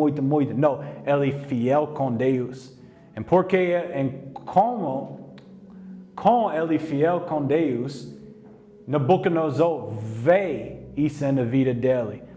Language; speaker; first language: Portuguese; non-native, learner; English